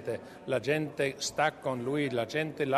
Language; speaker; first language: Italian; non-native, local second language; German